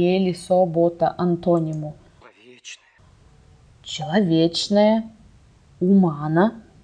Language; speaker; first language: Portuguese; non-native, fluent; Russian